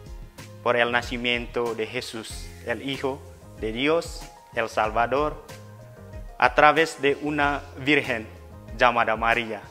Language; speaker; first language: Spanish; non-native, fluent; Indonesian